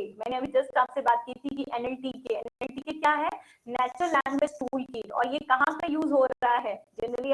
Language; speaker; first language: Hindi; native; Hindi